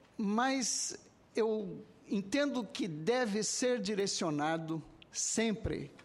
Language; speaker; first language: Portuguese; native; Portuguese